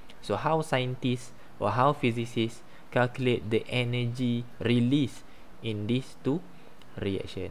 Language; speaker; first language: English; non-native, local second language; Malay